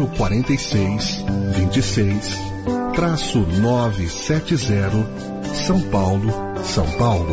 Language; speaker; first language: Portuguese; native; Portuguese